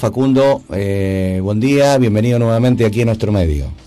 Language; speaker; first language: Spanish; native; Spanish